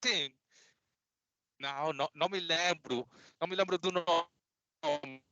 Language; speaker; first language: Portuguese; non-native, learner; Spanish